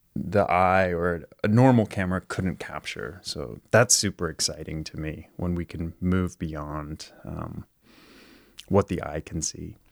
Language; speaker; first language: English; native; English